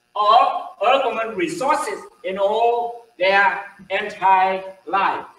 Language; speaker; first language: English; non-native, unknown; Vietnamese